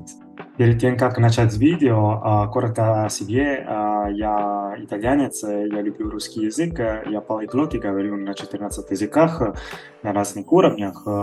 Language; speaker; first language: Russian; non-native, fluent; Italian